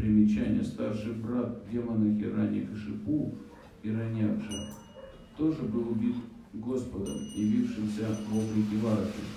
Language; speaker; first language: Russian; native; Russian